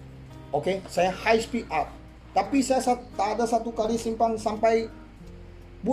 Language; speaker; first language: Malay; non-native, local second language; Chinese